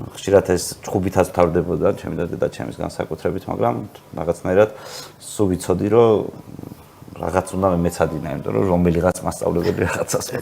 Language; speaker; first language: Georgian; native; Georgian